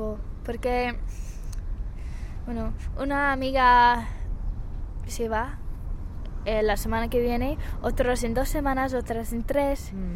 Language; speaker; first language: Spanish; non-native, fluent; English